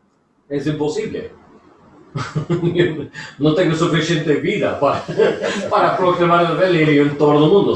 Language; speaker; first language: Spanish; non-native, learner; English